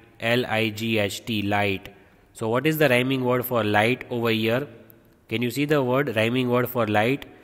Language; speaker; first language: English; non-native, local second language; Gujarati